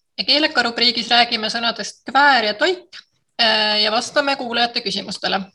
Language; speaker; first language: Estonian; native; Estonian